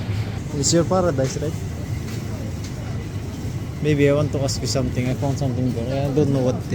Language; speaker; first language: English; non-native, learner; Filipino